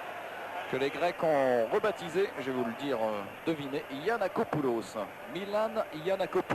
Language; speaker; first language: French; native; French